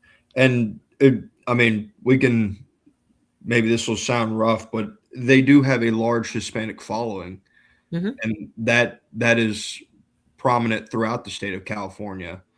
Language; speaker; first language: English; native; English